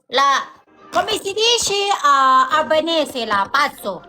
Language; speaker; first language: Italian; non-native, learner; Thai